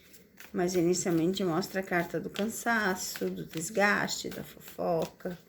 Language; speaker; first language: Portuguese; native; Portuguese